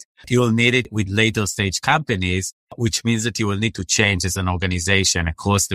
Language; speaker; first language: English; non-native, fluent; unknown